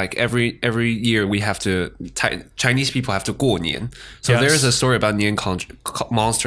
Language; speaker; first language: English; non-native, fluent; Chinese